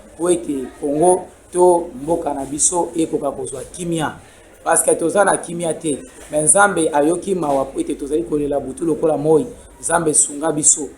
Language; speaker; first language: Lingala; non-native, local second language; Kongo